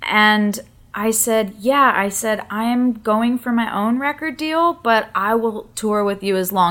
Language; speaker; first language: English; native; English